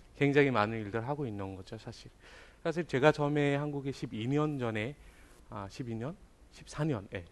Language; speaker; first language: Korean; non-native, fluent; Bangla